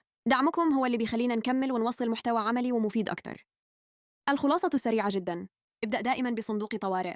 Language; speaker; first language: Arabic; native; Arabic